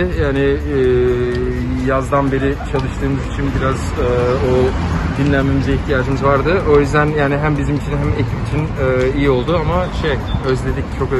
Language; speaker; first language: Turkish; early bilingual, heritage; Turkish